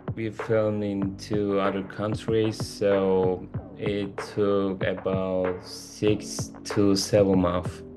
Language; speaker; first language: English; non-native, learner; Turkish